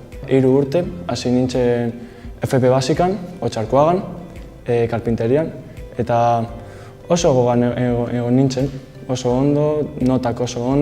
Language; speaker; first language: Basque; non-native, local second language; Spanish